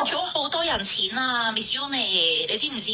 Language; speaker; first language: Cantonese; native; Cantonese